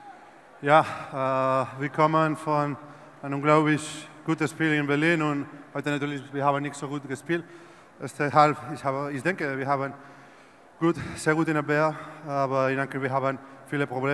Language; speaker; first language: German; non-native, learner; Spanish